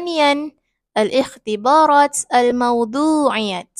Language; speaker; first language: Arabic; non-native, learner; Malay